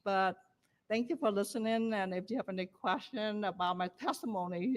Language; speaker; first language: English; non-native, learner; Vietnamese